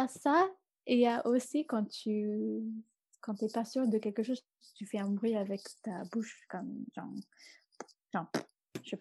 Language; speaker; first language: French; non-native, fluent; English